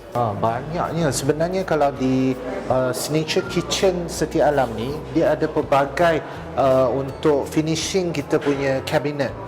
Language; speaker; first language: Malay; non-native, local second language; Chinese